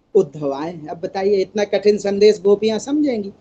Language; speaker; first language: Hindi; native; Hindi